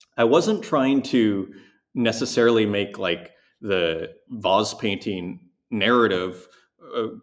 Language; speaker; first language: English; native; English